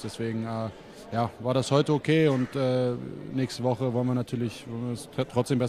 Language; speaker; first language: German; native; German